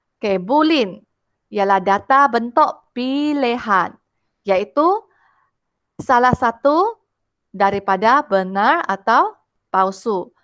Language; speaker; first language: Malay; non-native, local second language; Chinese